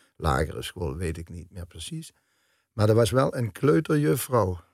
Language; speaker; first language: Dutch; native; Dutch